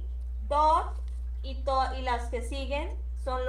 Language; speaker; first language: Spanish; native; Spanish